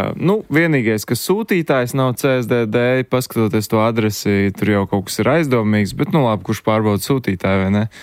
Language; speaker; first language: Latvian; native; Latvian